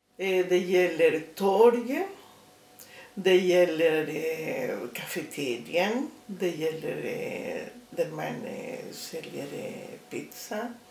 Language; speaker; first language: Swedish; non-native, fluent; Spanish